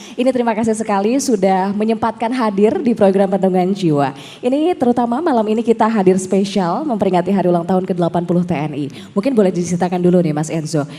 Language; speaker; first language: Indonesian; native; Indonesian